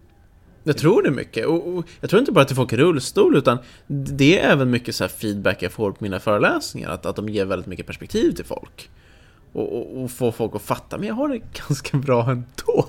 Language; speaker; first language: Swedish; native; Swedish